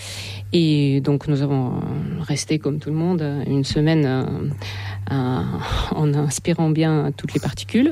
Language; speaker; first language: French; non-native, fluent; Russian